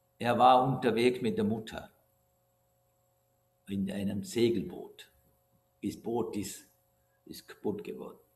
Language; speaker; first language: German; non-native, fluent; Sinhala